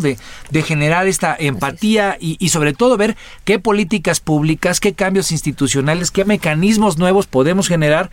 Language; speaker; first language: Spanish; native; Spanish